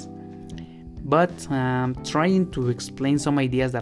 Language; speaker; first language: English; non-native, learner; Spanish